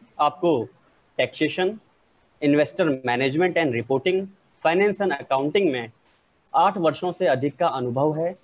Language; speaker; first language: Hindi; native; Hindi